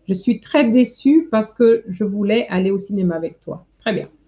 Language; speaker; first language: French; non-native, fluent; English